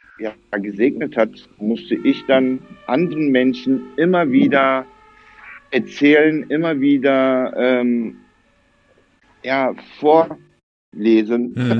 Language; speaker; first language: German; early bilingual, other home language; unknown